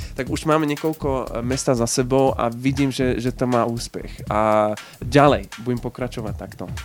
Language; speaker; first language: Slovak; non-native, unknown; Dutch